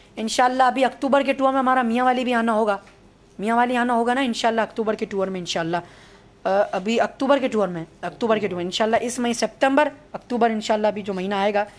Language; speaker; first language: Urdu; native; Urdu